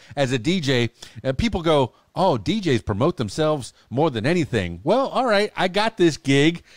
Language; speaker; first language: English; native; English